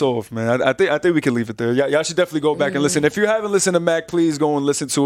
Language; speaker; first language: English; native; English